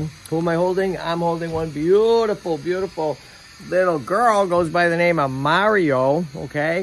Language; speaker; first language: English; native; English